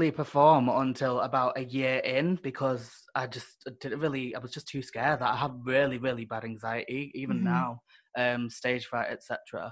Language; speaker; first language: English; native; English